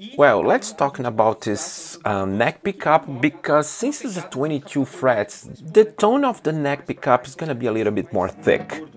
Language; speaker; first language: English; non-native, fluent; Portuguese